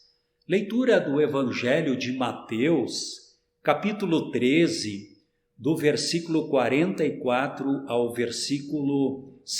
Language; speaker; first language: Portuguese; native; Portuguese